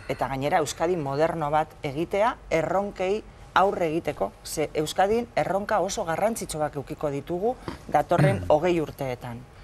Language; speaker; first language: Basque; non-native, local second language; Spanish